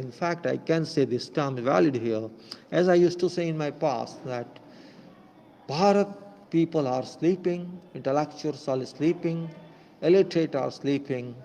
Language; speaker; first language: English; non-native, local second language; Hindi